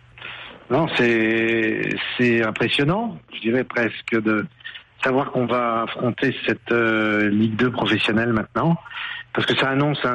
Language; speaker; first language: French; native; French